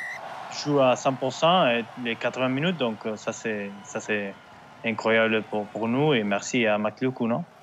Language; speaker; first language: French; non-native, learner; Spanish